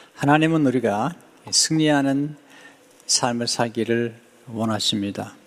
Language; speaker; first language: Korean; native; Korean